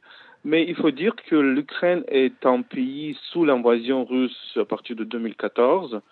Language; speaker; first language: French; non-native, fluent; Ukrainian